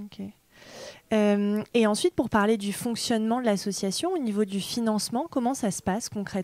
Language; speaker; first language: French; native; French